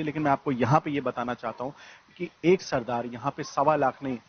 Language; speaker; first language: Hindi; native; Hindi